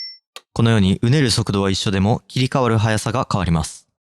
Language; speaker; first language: Japanese; native; Japanese